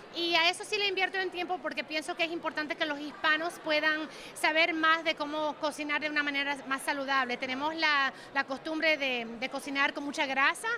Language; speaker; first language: Spanish; early bilingual, heritage; Spanish